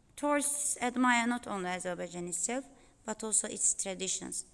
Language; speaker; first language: English; non-native, fluent; Azerbaijani